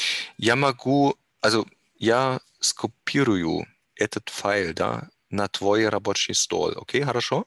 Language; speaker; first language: Russian; non-native, learner; German